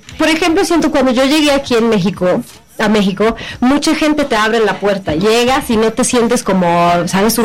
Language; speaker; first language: Spanish; non-native, fluent; Swedish